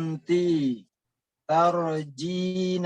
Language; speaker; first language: Arabic; non-native, learner; Indonesian